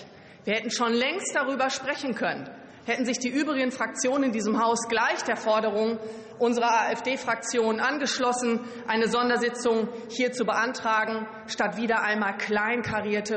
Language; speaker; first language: German; native; German